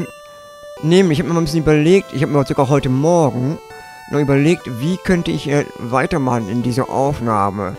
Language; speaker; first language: German; native; German